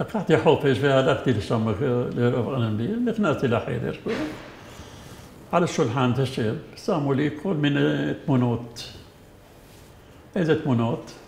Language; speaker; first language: Hebrew; non-native, fluent; Arabic